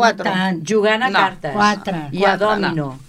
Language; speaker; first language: Catalan; native; Catalan